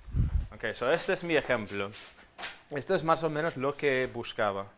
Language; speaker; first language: Spanish; non-native, fluent; English